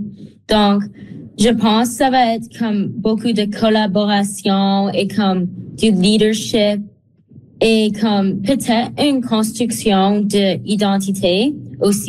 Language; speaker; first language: French; non-native, local second language; English